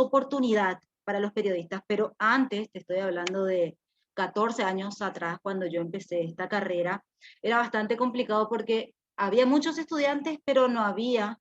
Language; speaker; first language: Spanish; native; Spanish